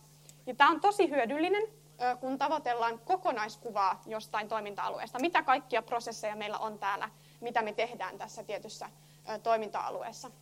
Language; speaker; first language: Finnish; native; Finnish